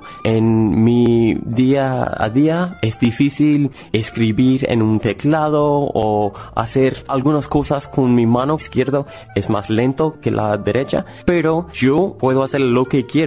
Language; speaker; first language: Spanish; non-native, fluent; English